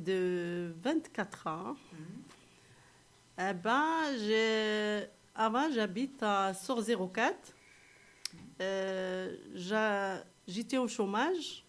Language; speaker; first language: French; non-native, learner; Arabic